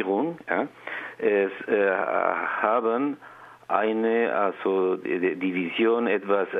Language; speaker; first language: German; non-native, learner; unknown